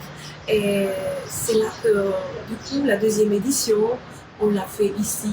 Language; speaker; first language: French; non-native, fluent; Romanian